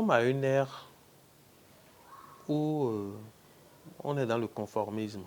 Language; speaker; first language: French; non-native, local second language; Fon